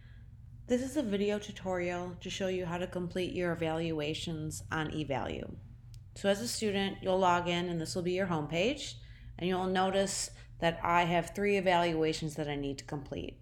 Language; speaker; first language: English; native; English